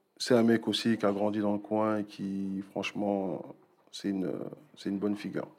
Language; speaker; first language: French; native; French